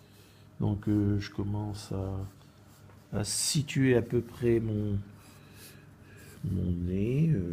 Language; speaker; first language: French; native; French